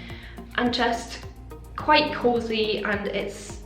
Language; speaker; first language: English; native; English